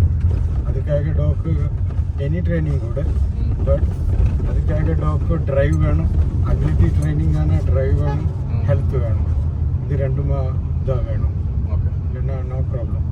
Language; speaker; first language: Tamil; non-native, learner; Malayalam